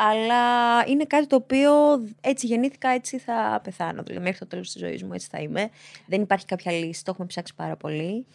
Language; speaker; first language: Greek; early bilingual, other home language; Albanian